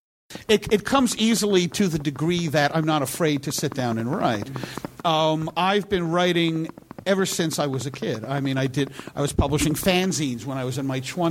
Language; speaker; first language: English; native; English